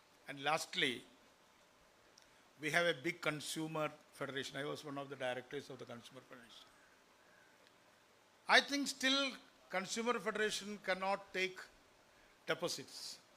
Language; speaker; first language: English; non-native, local second language; Malayalam